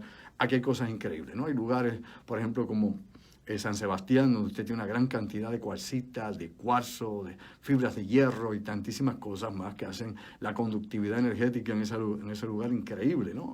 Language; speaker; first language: Spanish; native; Spanish